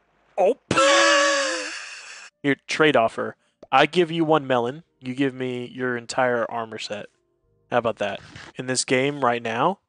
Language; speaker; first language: English; native; English